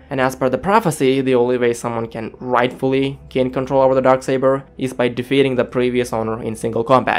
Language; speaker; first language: English; native; English